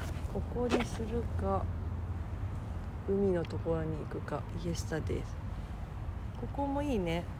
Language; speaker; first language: Japanese; non-native, fluent; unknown